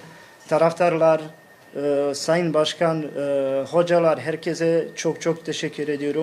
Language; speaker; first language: Turkish; non-native, fluent; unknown